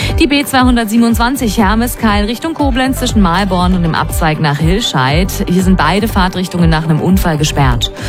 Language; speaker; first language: German; native; German